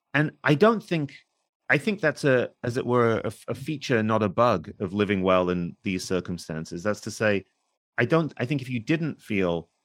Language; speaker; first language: English; native; English